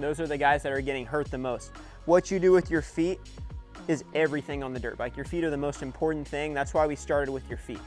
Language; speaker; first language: English; native; English